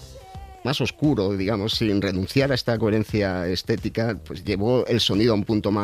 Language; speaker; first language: Spanish; native; Spanish